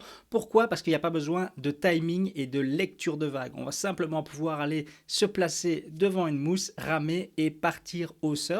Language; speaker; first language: French; native; French